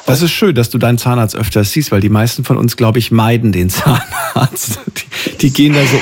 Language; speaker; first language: German; native; German